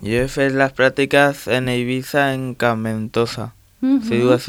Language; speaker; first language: Catalan; non-native, local second language; Spanish